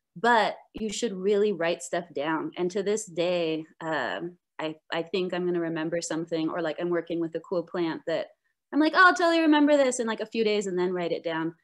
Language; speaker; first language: English; native; English